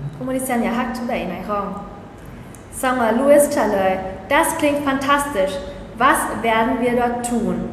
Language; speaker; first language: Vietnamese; early bilingual, heritage; Vietnamese